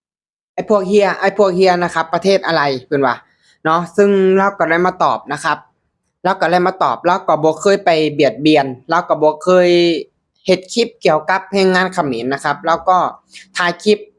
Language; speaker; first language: Thai; non-native, local second language; Lao